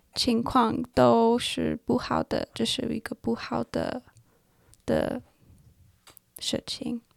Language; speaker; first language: Chinese; non-native, learner; English